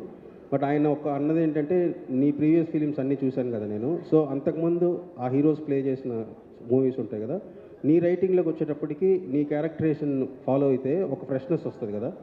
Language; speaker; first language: Telugu; native; Telugu